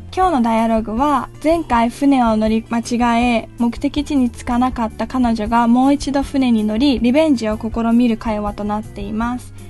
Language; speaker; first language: Japanese; native; Japanese